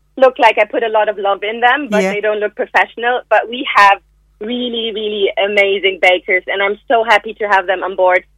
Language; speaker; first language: English; non-native, fluent; German